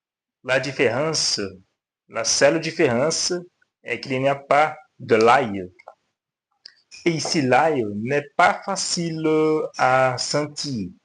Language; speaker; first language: French; non-native, learner; Portuguese